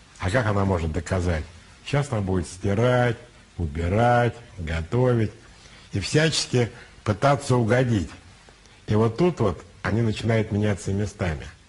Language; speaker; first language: Russian; native; Russian